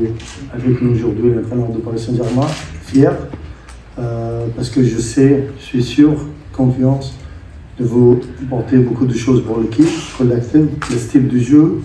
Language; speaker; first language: French; non-native, learner; Arabic